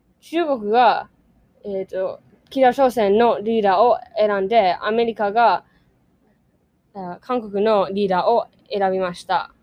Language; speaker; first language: Japanese; non-native, learner; English